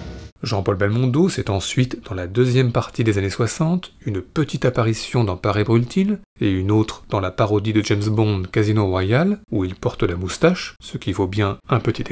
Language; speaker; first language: French; native; French